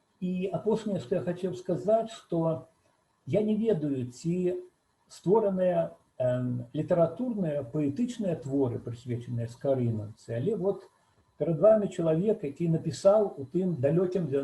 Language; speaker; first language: Belarusian; native; Belarusian